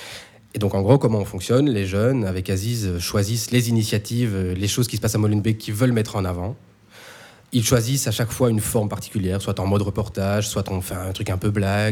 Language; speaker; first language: French; native; French